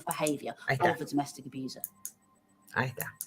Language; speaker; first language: Spanish; native; Spanish